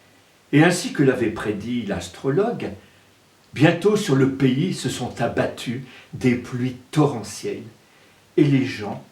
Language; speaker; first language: French; native; French